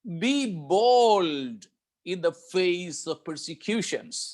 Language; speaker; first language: English; non-native, local second language; Malayalam